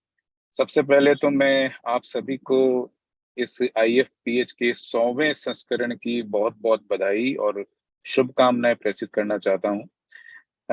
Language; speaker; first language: Hindi; native; Hindi